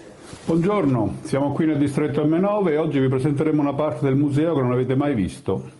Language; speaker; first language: Italian; native; Italian